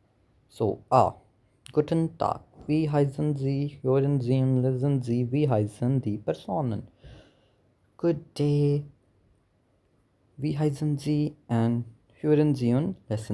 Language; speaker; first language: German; non-native, learner; Hindi